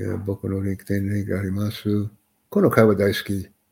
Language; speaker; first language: Japanese; non-native, learner; English